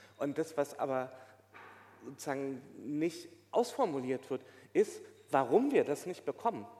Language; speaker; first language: German; native; German